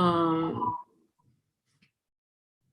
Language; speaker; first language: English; non-native, learner; Spanish